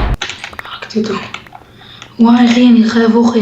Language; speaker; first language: Hebrew; native; Hebrew